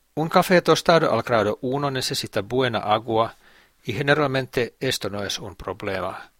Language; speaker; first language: Spanish; non-native, fluent; Finnish